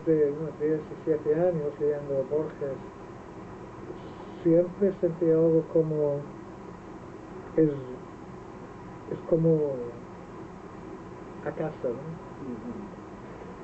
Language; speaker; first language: Spanish; non-native, fluent; Welsh